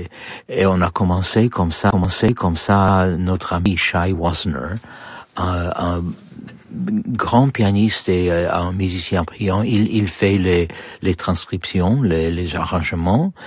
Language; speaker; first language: French; non-native, learner; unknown